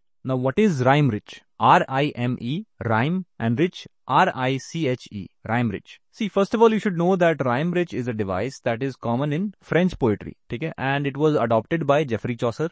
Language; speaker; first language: English; non-native, local second language; Hindi